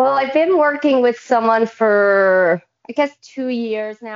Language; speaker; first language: English; native; English